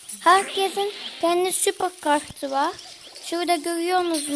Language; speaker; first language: Turkish; early bilingual, heritage; Turkish